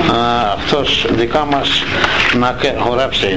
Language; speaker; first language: Greek; non-native, local second language; Turkish